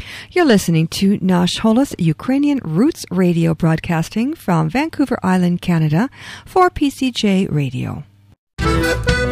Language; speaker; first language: English; early bilingual, other home language; Ukrainian